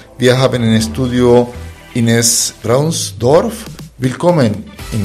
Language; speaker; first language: German; non-native, fluent; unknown